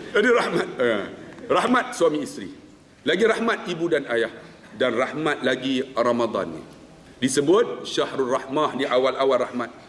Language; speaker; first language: Malay; native; Malay